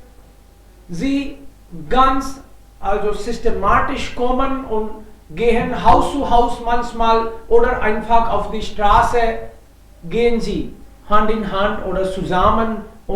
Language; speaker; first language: German; non-native, fluent; Hindi